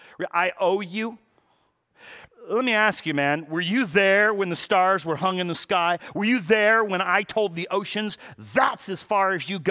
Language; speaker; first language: English; native; English